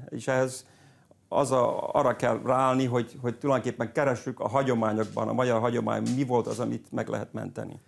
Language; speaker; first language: Hungarian; early bilingual, heritage; Hungarian